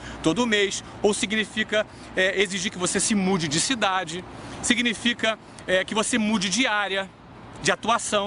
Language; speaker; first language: Portuguese; native; Portuguese